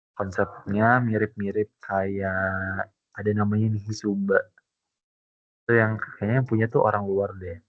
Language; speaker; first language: Indonesian; native; Indonesian